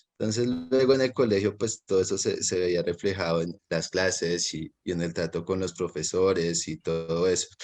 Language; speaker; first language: Spanish; native; Spanish